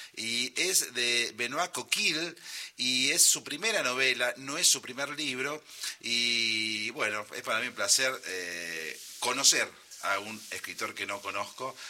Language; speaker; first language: Spanish; native; Spanish